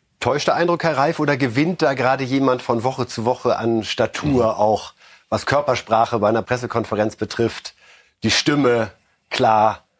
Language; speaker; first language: German; native; German